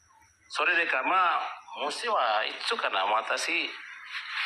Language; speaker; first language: Japanese; non-native, learner; Indonesian